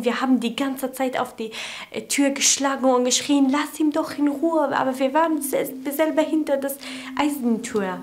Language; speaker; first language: German; non-native, fluent; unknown